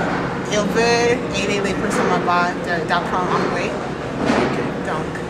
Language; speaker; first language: French; non-native, fluent; English